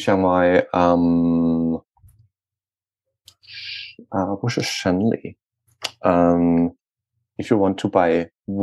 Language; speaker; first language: Chinese; non-native, learner; French